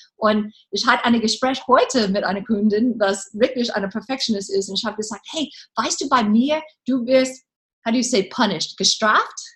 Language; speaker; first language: German; non-native, learner; English